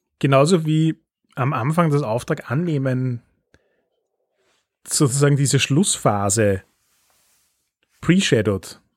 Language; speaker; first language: German; native; German